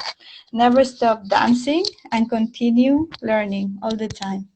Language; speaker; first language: English; non-native, fluent; Spanish